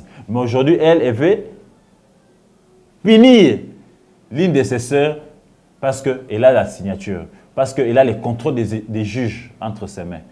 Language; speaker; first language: French; non-native, local second language; Lingala